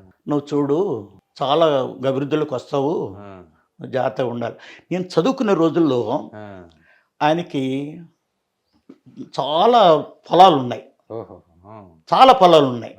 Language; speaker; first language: Telugu; native; Telugu